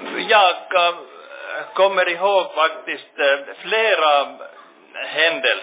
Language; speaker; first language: Swedish; non-native, local second language; Finnish